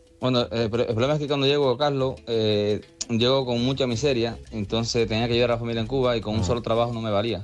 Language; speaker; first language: Spanish; native; Spanish